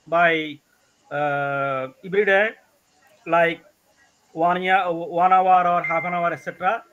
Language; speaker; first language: English; non-native, learner; Bangla